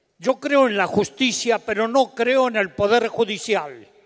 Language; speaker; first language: Spanish; native; Spanish